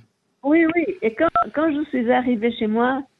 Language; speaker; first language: French; non-native, fluent; Portuguese